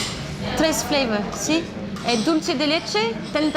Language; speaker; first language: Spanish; non-native, learner; French